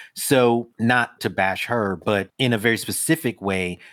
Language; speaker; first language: English; native; English